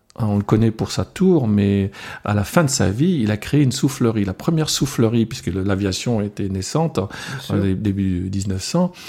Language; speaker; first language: French; non-native, local second language; Swiss German